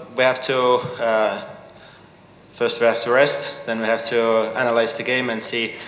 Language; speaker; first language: English; non-native, fluent; Estonian